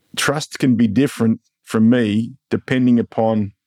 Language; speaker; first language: English; native; English